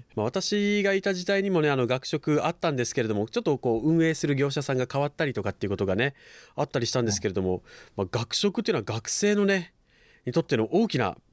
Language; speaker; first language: Japanese; native; Japanese